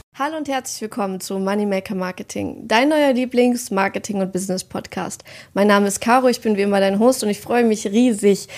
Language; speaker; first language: German; native; German